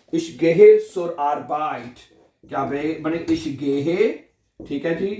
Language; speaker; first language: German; non-native, learner; Urdu